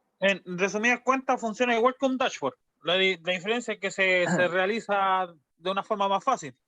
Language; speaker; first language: Spanish; native; Spanish